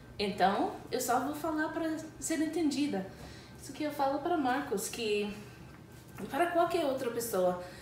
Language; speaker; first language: Portuguese; non-native, fluent; English